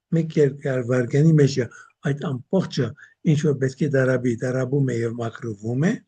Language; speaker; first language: Armenian; early bilingual, heritage; Armenian